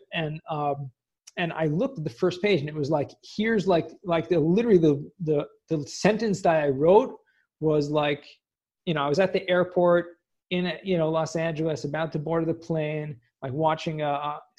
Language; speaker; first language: English; native; English